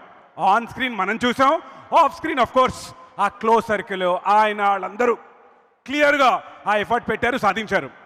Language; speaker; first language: Telugu; native; Telugu